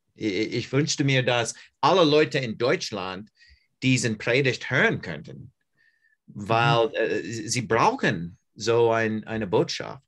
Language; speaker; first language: German; non-native, learner; English